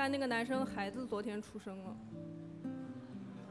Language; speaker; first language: Chinese; native; Chinese